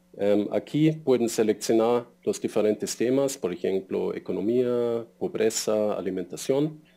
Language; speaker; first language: Spanish; non-native, fluent; German